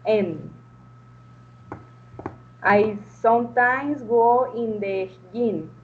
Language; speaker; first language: English; non-native, learner; Spanish